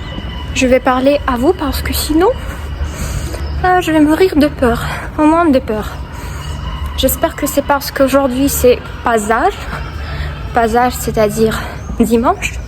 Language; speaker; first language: French; non-native, fluent; Russian